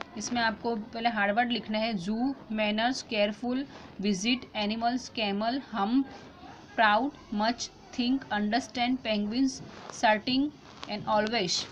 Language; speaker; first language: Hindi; non-native, local second language; Gujarati